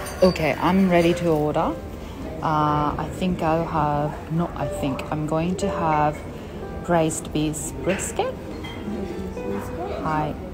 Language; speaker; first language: English; non-native, fluent; Japanese